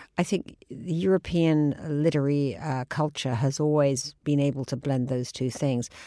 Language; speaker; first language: English; native; English